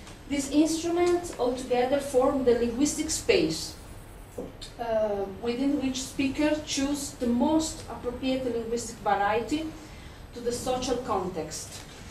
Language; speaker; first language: English; non-native, fluent; Italian